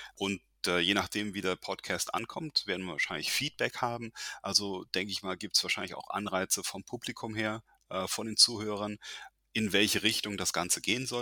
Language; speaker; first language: German; early bilingual, heritage; German